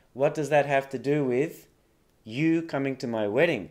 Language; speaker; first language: English; native; English